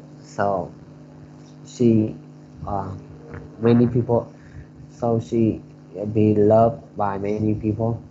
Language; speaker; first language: English; non-native, learner; Vietnamese